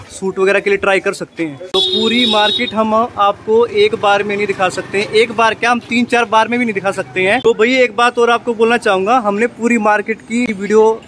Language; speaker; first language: Hindi; native; Hindi